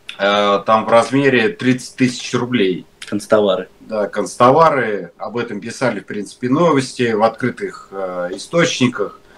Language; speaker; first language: Russian; native; Russian